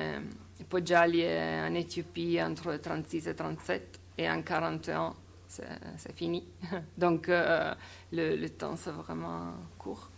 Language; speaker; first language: French; non-native, fluent; Italian